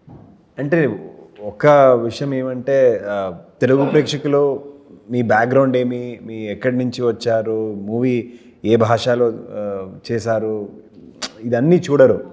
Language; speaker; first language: Telugu; non-native, learner; Kannada